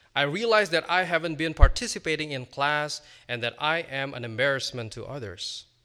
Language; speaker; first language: English; non-native, fluent; Indonesian